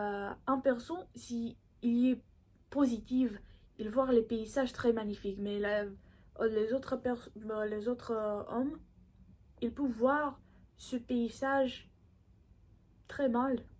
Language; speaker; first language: French; non-native, learner; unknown